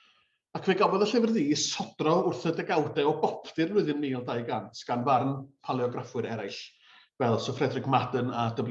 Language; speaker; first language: Welsh; native; Welsh